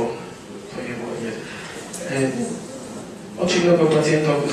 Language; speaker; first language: Russian; non-native, fluent; Polish